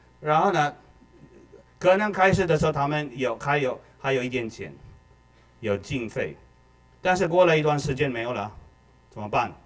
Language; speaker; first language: Chinese; non-native, fluent; Filipino